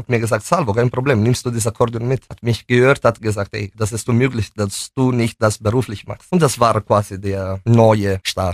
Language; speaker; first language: German; non-native, fluent; Italian